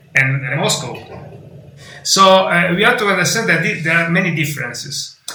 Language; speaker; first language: English; non-native, fluent; Italian